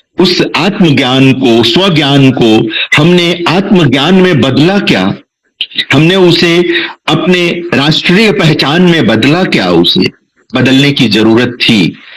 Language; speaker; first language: Hindi; non-native, local second language; Bhojpuri